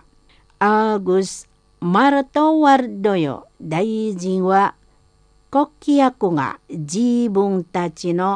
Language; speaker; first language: Japanese; non-native, fluent; Indonesian